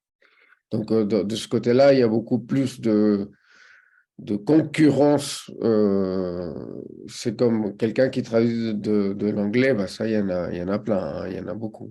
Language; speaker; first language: French; non-native, fluent; Spanish